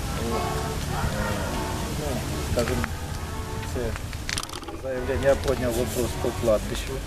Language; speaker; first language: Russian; non-native, local second language; Ukrainian